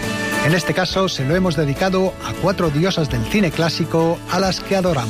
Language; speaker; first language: Spanish; native; Spanish